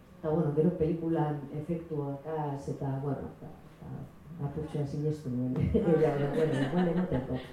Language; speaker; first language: Basque; non-native, local second language; Spanish